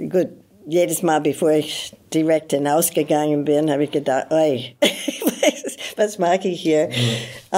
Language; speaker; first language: German; non-native, fluent; English